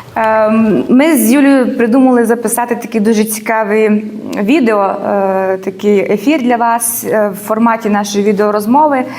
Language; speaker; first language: Ukrainian; native; Ukrainian